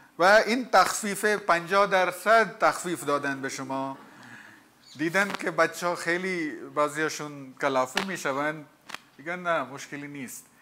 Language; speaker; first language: Persian; non-native, fluent; Hindi